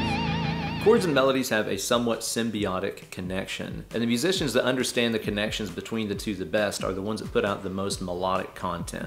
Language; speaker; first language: English; native; English